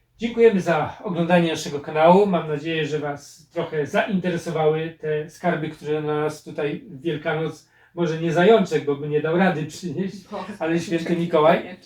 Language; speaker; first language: Polish; native; Polish